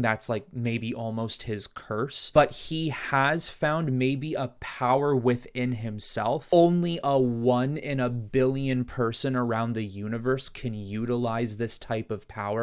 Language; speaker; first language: English; native; English